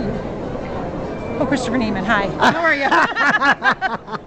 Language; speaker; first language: English; native; English